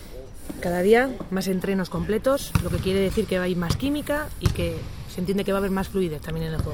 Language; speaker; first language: Spanish; native; Spanish